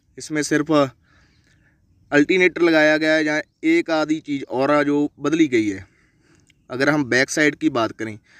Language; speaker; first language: Hindi; non-native, local second language; Punjabi